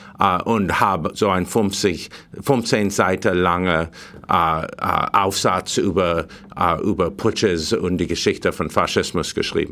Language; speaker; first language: German; non-native, learner; English